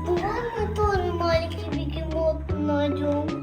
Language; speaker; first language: Russian; non-native, local second language; Azerbaijani